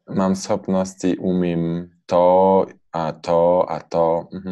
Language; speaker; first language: Czech; non-native, learner; Polish